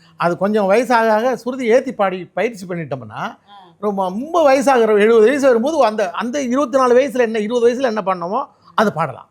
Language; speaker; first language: Tamil; native; Tamil